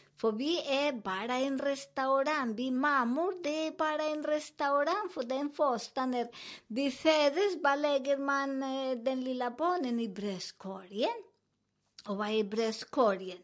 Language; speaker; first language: Swedish; non-native, fluent; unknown